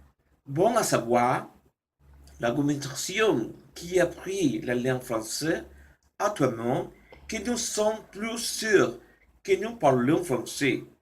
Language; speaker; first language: French; non-native, learner; Spanish